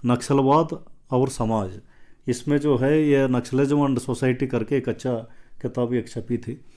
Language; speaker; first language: Hindi; non-native, local second language; Telugu